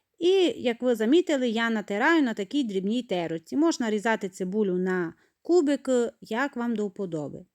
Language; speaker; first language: Ukrainian; native; Ukrainian